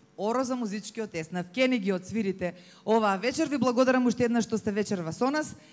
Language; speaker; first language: Macedonian; native; Macedonian